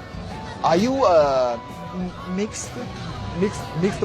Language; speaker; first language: English; non-native, learner; Korean